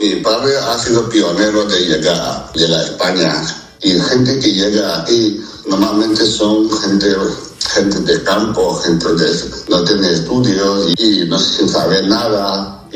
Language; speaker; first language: Spanish; non-native, fluent; Chinese